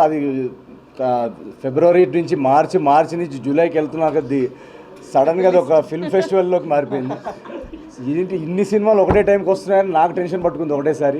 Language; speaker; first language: Telugu; native; Telugu